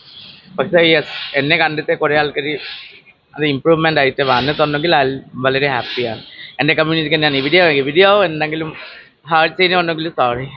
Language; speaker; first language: Malayalam; non-native, learner; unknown